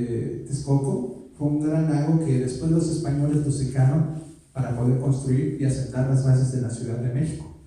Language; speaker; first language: Spanish; native; Spanish